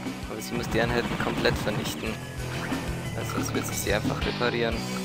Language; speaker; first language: German; native; German